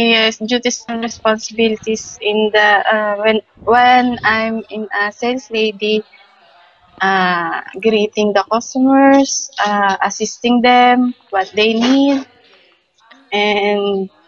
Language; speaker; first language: English; non-native, learner; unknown